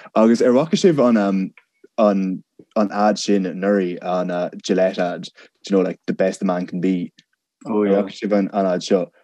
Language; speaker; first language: Irish; non-native, local second language; English